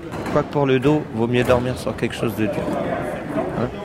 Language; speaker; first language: French; native; French